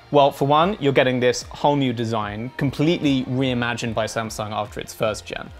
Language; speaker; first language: English; native; English